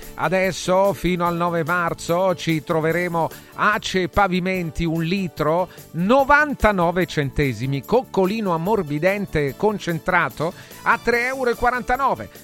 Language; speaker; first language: Italian; native; Italian